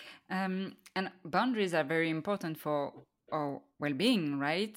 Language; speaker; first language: English; non-native, fluent; French